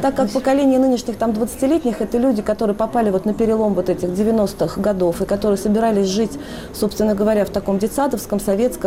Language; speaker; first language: Russian; native; Russian